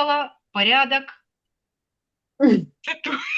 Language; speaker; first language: French; non-native, fluent; Ukrainian